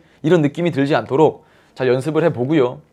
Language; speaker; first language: Korean; native; Korean